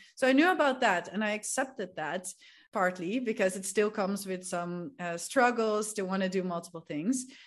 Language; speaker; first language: English; non-native, fluent; Dutch